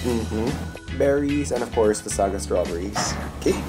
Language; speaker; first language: English; non-native, local second language; Filipino